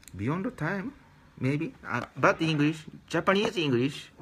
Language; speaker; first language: English; non-native, learner; Japanese